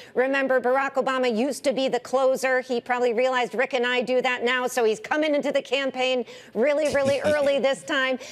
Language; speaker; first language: English; native; English